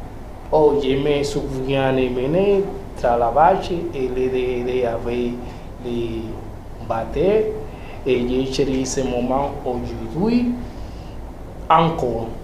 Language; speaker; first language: French; non-native, learner; Spanish